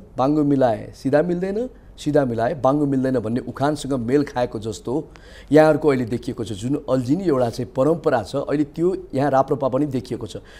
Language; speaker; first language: Nepali; native; Nepali